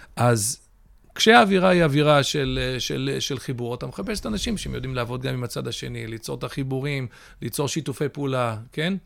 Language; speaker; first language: Hebrew; early bilingual, other home language; English